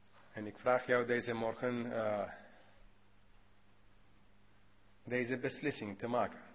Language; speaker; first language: Dutch; non-native, learner; English